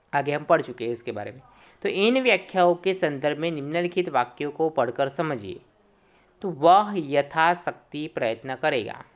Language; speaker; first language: Hindi; non-native, local second language; Gujarati